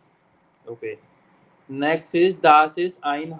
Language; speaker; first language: German; non-native, fluent; Hindi